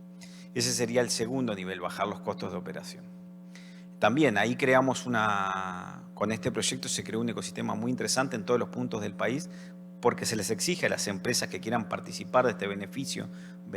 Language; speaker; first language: Spanish; native; Spanish